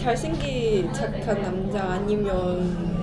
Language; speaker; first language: Korean; non-native, learner; Chinese